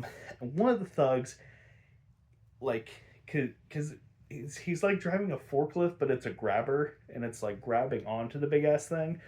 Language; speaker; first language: English; native; English